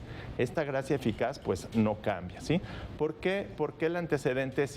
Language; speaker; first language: Spanish; native; Spanish